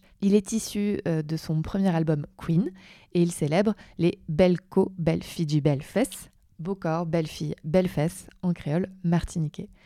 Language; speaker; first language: French; native; French